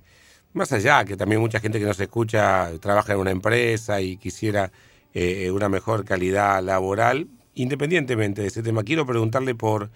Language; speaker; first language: Spanish; native; Spanish